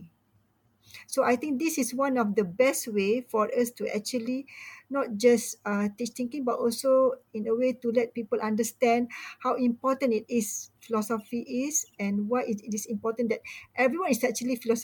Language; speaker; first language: English; non-native, local second language; Malay